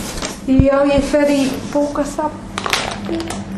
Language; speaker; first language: Icelandic; non-native, learner; English